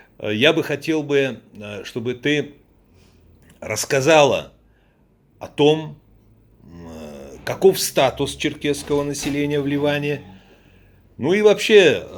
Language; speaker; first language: Russian; native; Russian